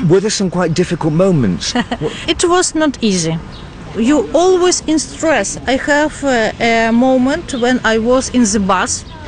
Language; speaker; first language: English; non-native, learner; Russian